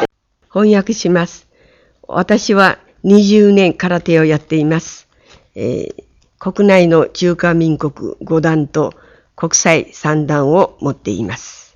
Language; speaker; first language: Japanese; non-native, fluent; Chinese